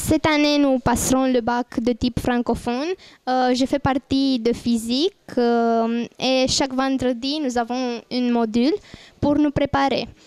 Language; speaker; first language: French; non-native, fluent; Romanian